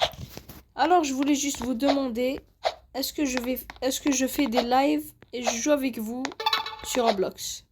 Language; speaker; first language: French; native; French